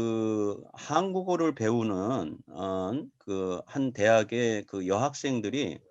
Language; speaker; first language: Korean; native; Korean